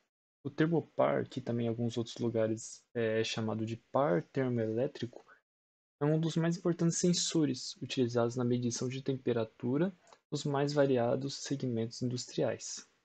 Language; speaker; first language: Portuguese; native; Portuguese